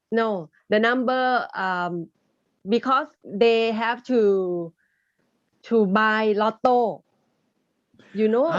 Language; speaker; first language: English; non-native, learner; Thai